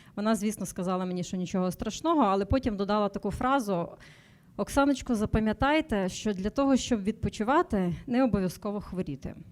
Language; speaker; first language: Ukrainian; native; Ukrainian